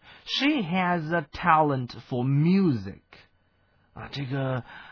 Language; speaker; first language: English; non-native, fluent; Chinese